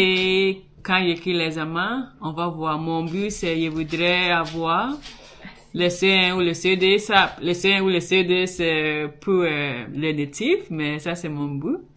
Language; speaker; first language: French; non-native, learner; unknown